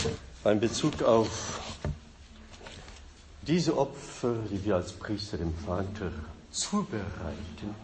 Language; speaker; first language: German; non-native, fluent; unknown